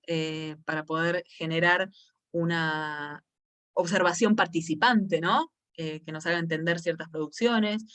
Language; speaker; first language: Spanish; non-native, fluent; Portuguese